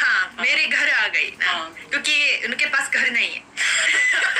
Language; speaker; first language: Hindi; non-native, fluent; Japanese